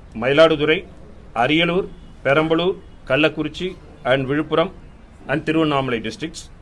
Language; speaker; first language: English; non-native, local second language; Tamil